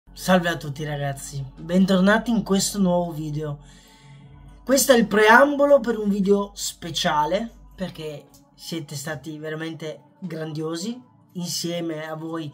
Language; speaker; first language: Italian; native; Italian